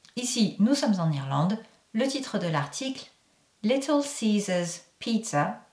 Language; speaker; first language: French; native; French